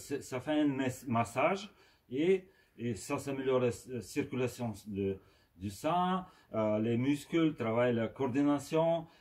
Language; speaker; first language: French; non-native, fluent; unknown